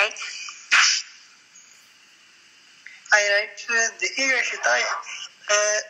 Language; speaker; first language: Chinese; non-native, learner; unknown